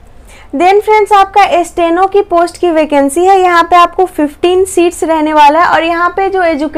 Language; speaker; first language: Hindi; native; Hindi